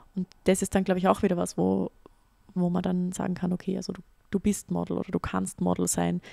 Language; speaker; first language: German; native; German